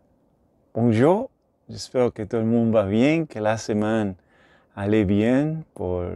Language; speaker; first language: French; non-native, learner; Spanish